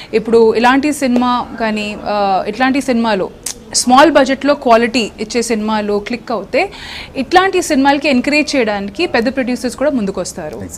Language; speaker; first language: Telugu; non-native, local second language; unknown